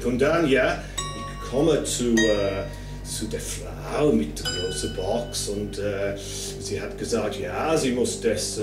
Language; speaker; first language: German; non-native, learner; English